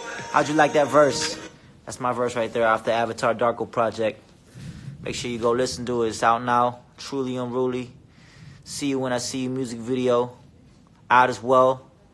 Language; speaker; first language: English; early bilingual, other home language; Korean